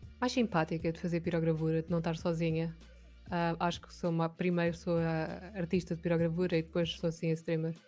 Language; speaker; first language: Portuguese; native; Portuguese